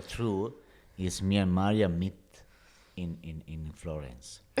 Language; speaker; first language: English; non-native, learner; Italian